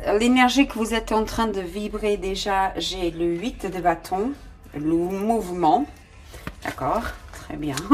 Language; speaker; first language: French; non-native, fluent; Portuguese